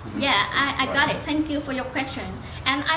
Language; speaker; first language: English; non-native, learner; Vietnamese